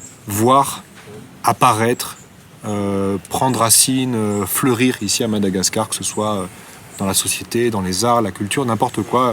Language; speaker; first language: French; native; French